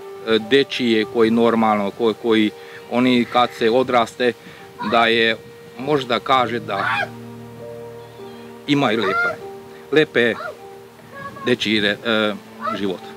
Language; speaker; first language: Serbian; non-native, local second language; Hungarian